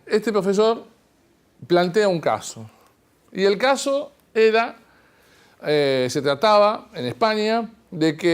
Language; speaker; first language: Spanish; native; Spanish